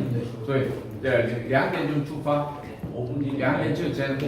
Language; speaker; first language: Chinese; non-native, fluent; Korean